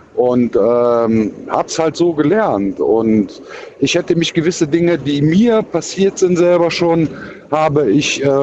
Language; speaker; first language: German; native; German